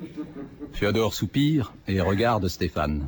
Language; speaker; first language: French; native; French